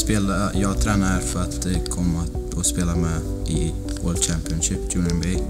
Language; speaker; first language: Swedish; early bilingual, other home language; Lithuanian